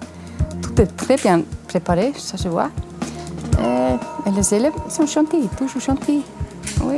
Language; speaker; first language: French; non-native, fluent; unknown